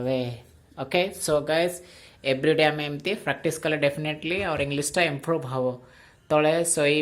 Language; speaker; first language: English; non-native, local second language; Odia